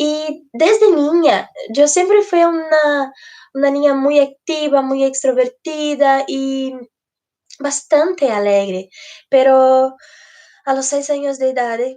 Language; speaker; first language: Spanish; non-native, fluent; Portuguese